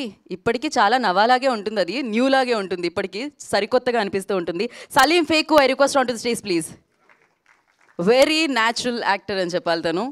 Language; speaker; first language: Telugu; native; Telugu